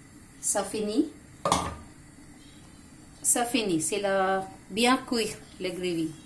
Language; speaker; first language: French; non-native, learner; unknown